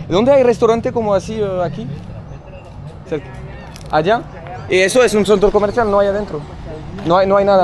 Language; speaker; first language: Spanish; non-native, learner; French